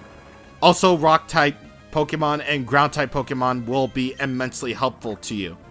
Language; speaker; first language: English; native; English